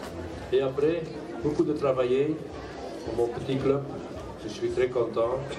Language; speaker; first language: French; non-native, learner; Dutch